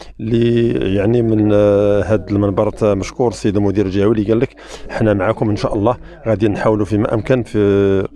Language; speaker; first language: Arabic; native; Arabic